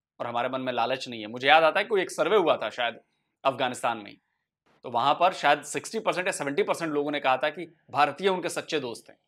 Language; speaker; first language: Hindi; native; Hindi